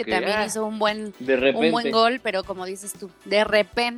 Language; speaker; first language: Spanish; native; Spanish